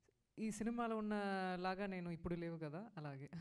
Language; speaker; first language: Telugu; non-native, local second language; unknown